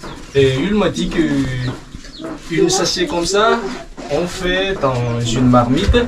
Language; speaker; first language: French; non-native, learner; Malagasy